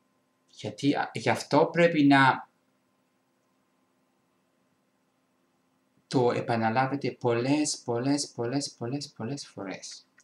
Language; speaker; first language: Greek; non-native, fluent; Italian